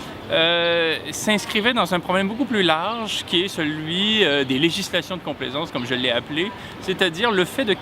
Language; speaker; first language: French; native; French